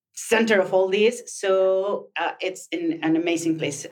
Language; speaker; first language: English; non-native, fluent; Spanish